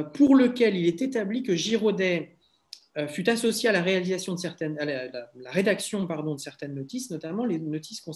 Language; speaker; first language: French; native; French